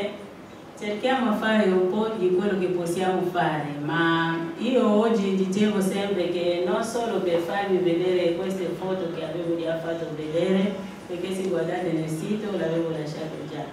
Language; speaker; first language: Italian; non-native, fluent; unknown